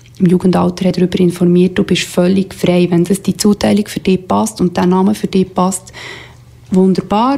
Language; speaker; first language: German; native; German